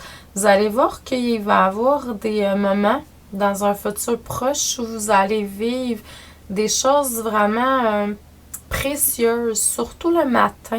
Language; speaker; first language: French; native; French